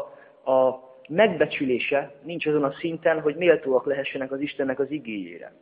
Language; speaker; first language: Hungarian; native; Hungarian